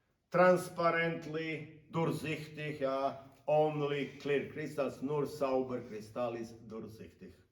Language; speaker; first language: German; non-native, learner; Croatian